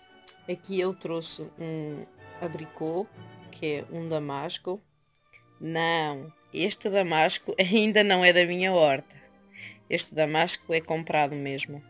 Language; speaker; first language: Portuguese; early bilingual, heritage; Portuguese